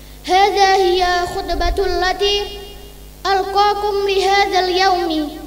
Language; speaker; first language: Arabic; non-native, learner; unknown